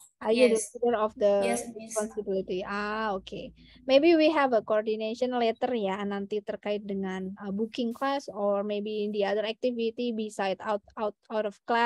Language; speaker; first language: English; non-native, fluent; Indonesian